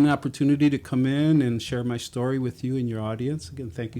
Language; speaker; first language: English; native; English